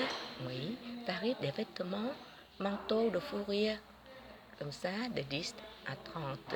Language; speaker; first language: French; non-native, learner; Vietnamese